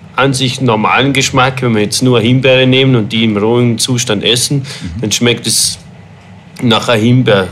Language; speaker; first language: German; native; German